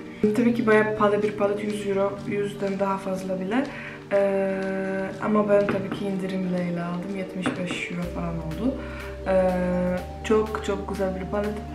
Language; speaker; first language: Turkish; non-native, fluent; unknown